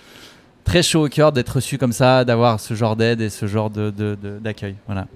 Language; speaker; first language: French; native; French